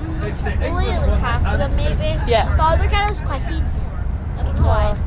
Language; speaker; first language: English; native; English